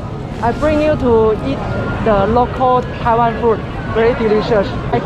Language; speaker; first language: English; non-native, learner; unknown